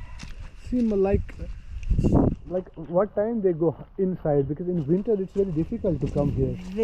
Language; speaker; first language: English; non-native, fluent; Hindi